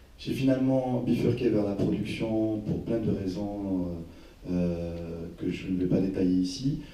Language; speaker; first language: French; non-native, local second language; Arabic